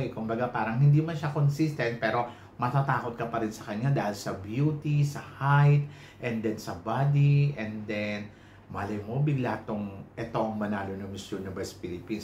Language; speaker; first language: Filipino; native; Filipino